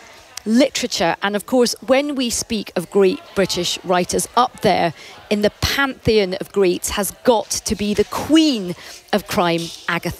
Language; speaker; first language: English; native; English